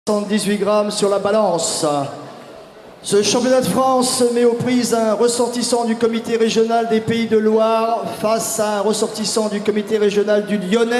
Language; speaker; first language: French; native; French